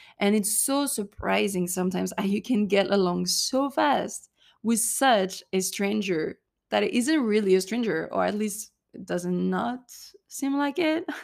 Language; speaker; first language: English; non-native, fluent; French